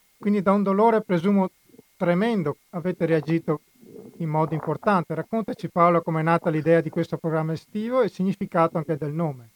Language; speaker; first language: Italian; native; Italian